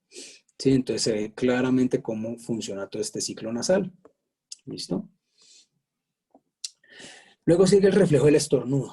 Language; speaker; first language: Spanish; native; Spanish